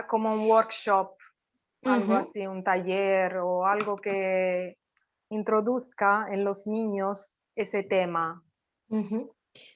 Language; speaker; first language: Spanish; non-native, fluent; Italian